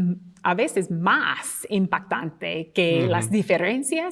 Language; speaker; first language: Spanish; non-native, fluent; English